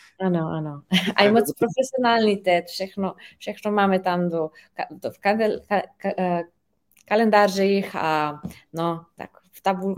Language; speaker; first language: Czech; non-native, fluent; Slovenian